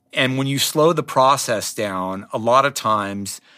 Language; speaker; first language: English; native; English